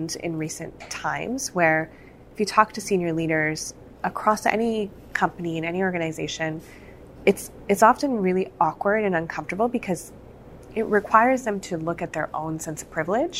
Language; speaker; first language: English; native; English